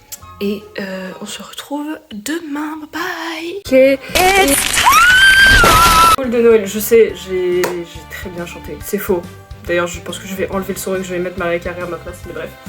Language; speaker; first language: French; native; French